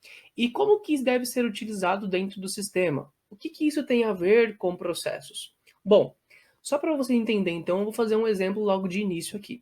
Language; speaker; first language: Portuguese; native; Portuguese